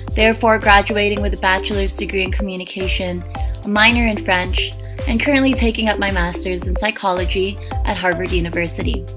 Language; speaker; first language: English; early bilingual, other home language; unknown